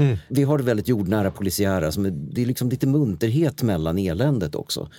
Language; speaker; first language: Swedish; native; Swedish